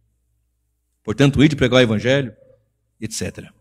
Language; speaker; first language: Portuguese; native; Portuguese